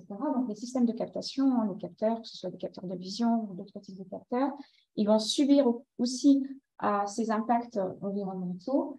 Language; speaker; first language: French; native; French